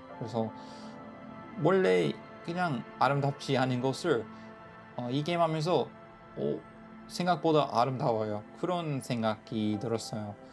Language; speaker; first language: Korean; non-native, fluent; English